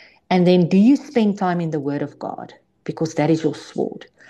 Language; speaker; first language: English; non-native, local second language; Afrikaans